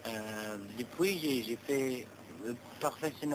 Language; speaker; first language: French; non-native, learner; English